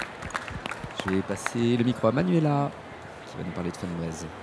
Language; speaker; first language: French; native; French